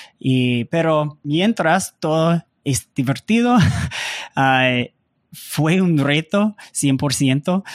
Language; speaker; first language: Spanish; non-native, learner; English